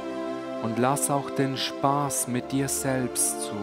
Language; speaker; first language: German; native; German